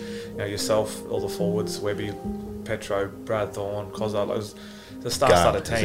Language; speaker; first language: English; native; English